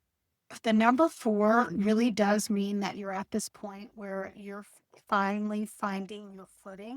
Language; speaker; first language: English; native; English